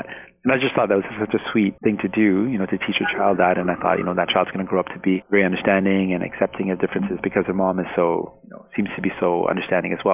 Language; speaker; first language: English; non-native, fluent; Punjabi